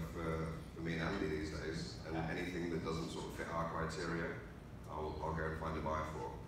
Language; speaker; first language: English; native; English